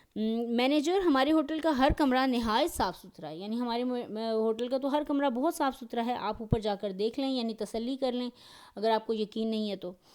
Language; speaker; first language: Urdu; native; Urdu